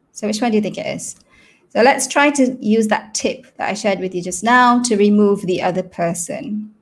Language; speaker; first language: English; non-native, local second language; Malay